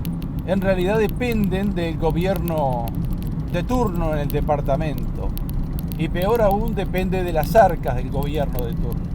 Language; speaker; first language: Spanish; native; Spanish